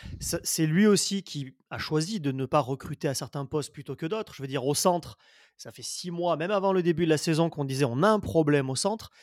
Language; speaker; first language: French; native; French